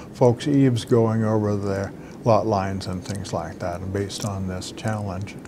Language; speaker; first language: English; native; English